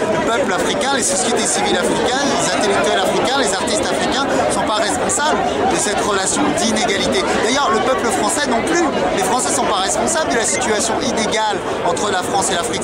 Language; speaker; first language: French; native; French